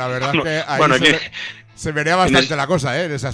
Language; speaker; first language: Spanish; native; Spanish